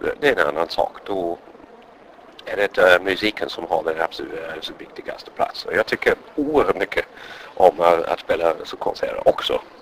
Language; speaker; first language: Swedish; non-native, fluent; English